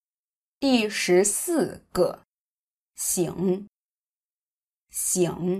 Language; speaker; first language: Chinese; native; Chinese